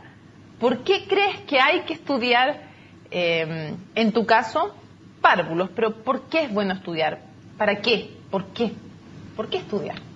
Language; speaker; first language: Spanish; native; Spanish